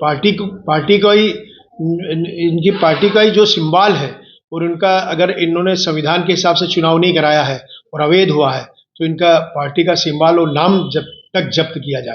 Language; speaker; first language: Hindi; native; Hindi